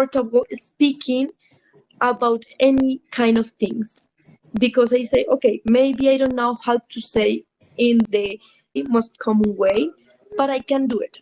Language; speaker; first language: English; non-native, learner; Spanish